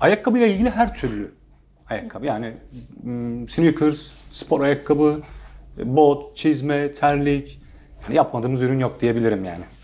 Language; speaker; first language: Turkish; native; Turkish